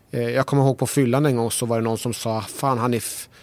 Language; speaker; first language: Swedish; early bilingual, other home language; Persian